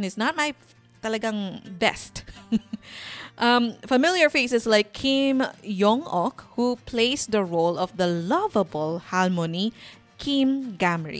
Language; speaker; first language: English; non-native, local second language; Bikol